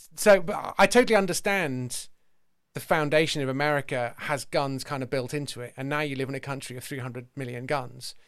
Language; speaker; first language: English; native; English